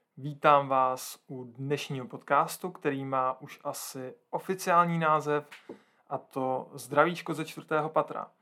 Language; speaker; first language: Czech; native; Czech